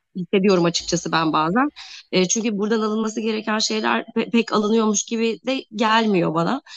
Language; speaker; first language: Turkish; native; Turkish